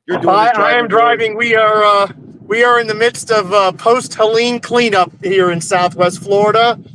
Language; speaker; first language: English; native; English